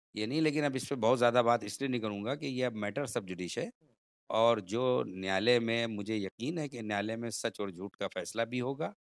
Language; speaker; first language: Hindi; native; Hindi